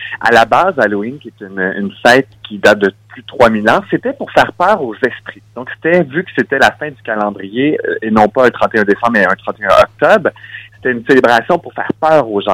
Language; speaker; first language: French; native; French